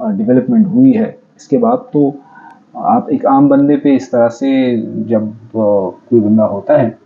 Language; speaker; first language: Urdu; non-native, local second language; Pashto